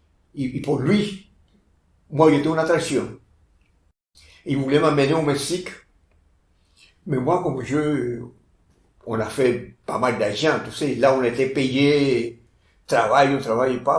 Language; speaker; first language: French; non-native, fluent; Spanish